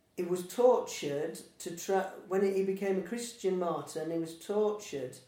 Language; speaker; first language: English; native; English